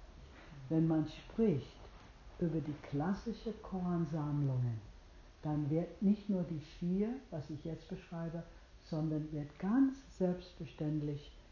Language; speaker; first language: German; non-native, fluent; English